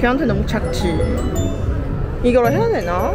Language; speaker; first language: Korean; non-native, fluent; Chinese